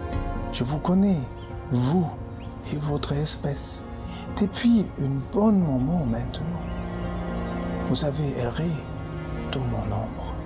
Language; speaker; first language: French; non-native, fluent; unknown